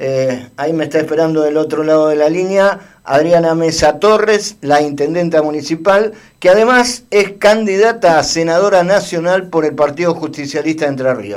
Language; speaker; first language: Spanish; native; Spanish